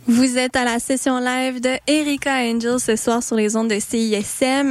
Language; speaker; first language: French; native; French